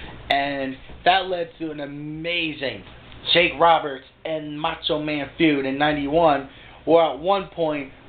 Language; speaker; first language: English; native; English